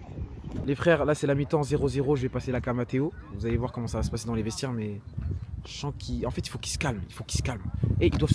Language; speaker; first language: French; native; French